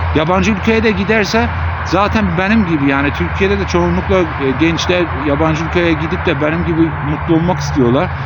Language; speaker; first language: Turkish; non-native, fluent; Azerbaijani